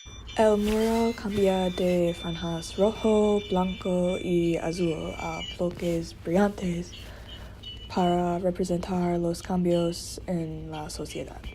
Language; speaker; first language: Spanish; non-native, learner; English